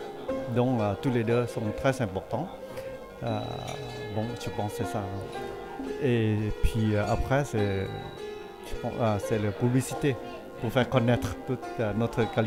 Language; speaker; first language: French; non-native, fluent; Thai